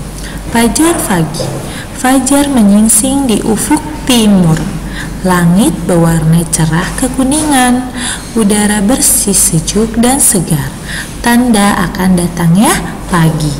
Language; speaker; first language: Indonesian; native; Indonesian